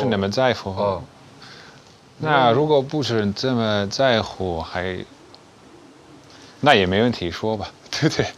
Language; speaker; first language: Chinese; non-native, fluent; Dutch